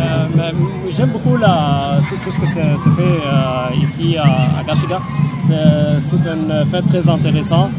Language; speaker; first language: French; non-native, fluent; Arabic